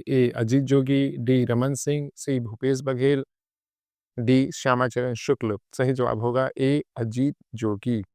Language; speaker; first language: Hindi; native; Hindi